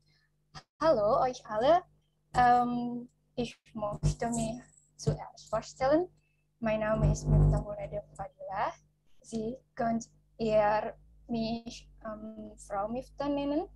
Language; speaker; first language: German; non-native, fluent; Indonesian